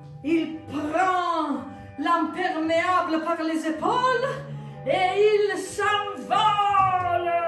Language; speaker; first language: French; non-native, fluent; Italian